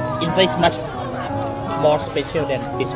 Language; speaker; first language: English; non-native, learner; Thai